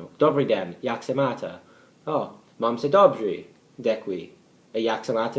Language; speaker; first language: Czech; non-native, learner; English